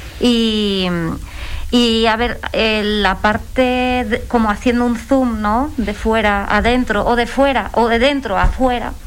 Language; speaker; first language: Spanish; native; Spanish